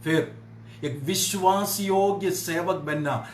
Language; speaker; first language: Hindi; non-native, local second language; Malayalam